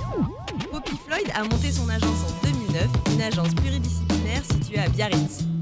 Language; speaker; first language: French; native; French